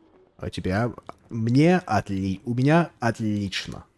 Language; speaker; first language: Russian; non-native, learner; English